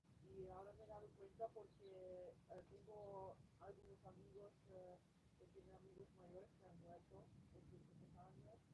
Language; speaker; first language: Spanish; non-native, fluent; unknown